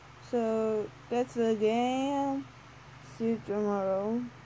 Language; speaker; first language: English; non-native, local second language; Filipino